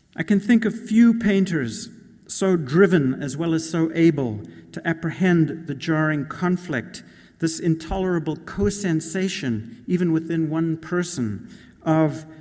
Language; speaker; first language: English; native; English